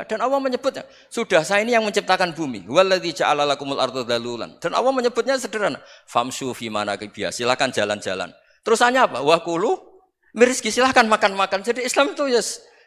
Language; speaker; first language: Indonesian; non-native, local second language; Javanese